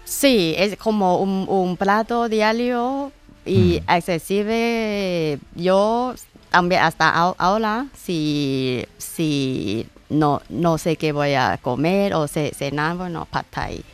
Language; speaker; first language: Spanish; non-native, learner; Thai